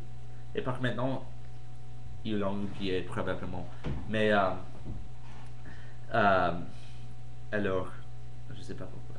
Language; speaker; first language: French; non-native, fluent; English